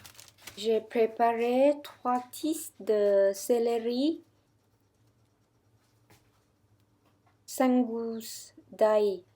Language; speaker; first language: French; non-native, fluent; Vietnamese